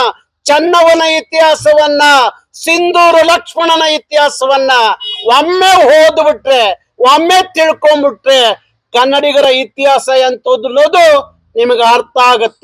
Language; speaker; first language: Kannada; native; Kannada